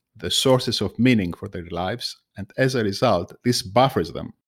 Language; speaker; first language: English; non-native, fluent; Greek